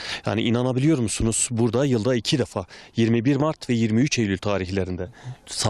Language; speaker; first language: Turkish; native; Turkish